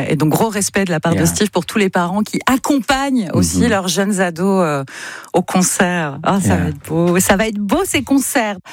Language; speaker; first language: French; native; French